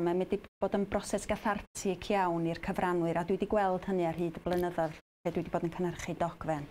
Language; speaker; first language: Welsh; native; Welsh